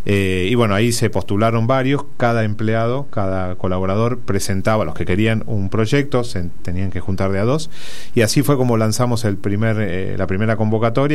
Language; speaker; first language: Spanish; native; Spanish